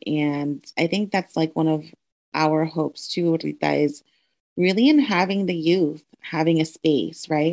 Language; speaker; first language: English; early bilingual, other home language; Spanish